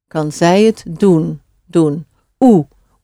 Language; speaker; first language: Dutch; non-native, fluent; English